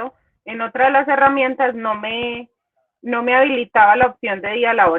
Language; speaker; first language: Spanish; native; Spanish